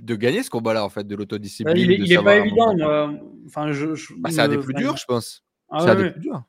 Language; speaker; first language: French; native; French